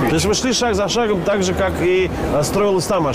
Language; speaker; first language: Russian; native; Russian